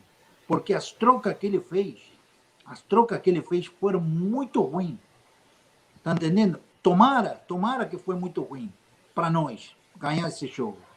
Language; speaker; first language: Portuguese; non-native, fluent; Spanish